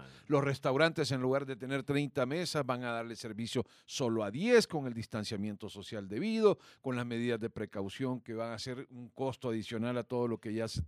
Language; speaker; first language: Spanish; native; Spanish